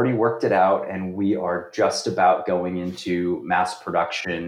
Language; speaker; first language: English; native; English